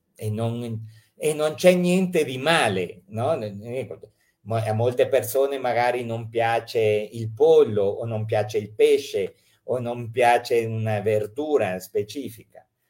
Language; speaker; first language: Italian; early bilingual, heritage; Italian